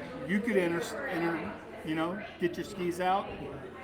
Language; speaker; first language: English; native; English